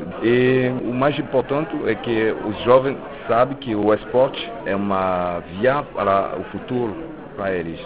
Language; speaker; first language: Portuguese; non-native, local second language; French